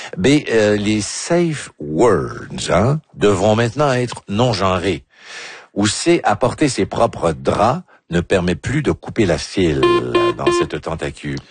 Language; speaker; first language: French; native; French